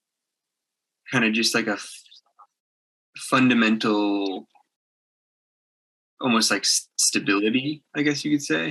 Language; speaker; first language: English; native; English